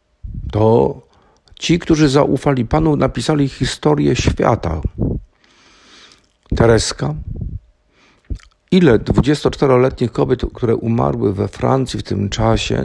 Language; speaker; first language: Polish; native; Polish